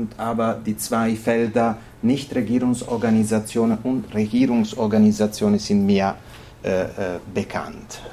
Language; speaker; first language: German; non-native, fluent; Italian